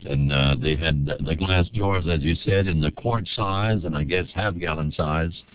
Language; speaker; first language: English; early bilingual, other home language; French